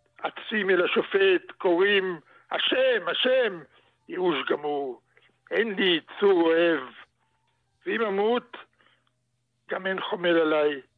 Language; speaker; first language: Hebrew; early bilingual, other home language; Russian